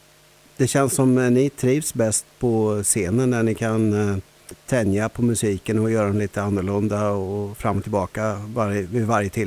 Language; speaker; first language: Swedish; native; Swedish